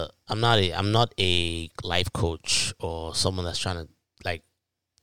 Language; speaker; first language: English; non-native, local second language; Yoruba